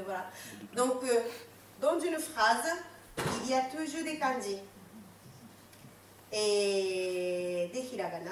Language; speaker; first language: French; non-native, fluent; Japanese